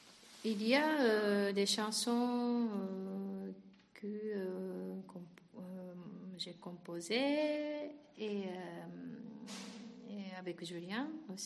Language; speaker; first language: French; non-native, learner; Japanese